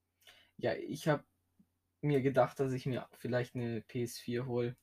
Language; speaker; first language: German; native; German